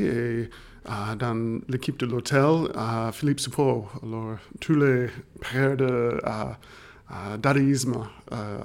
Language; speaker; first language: French; non-native, fluent; English